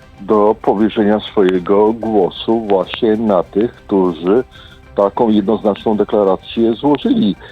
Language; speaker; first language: Polish; native; Polish